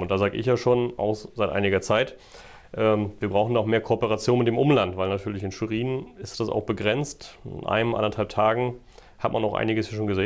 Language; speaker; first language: German; native; German